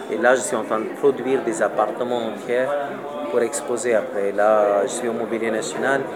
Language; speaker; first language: French; non-native, learner; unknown